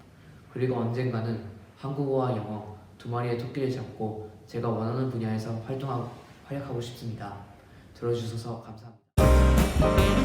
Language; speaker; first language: Korean; early bilingual, other home language; Japanese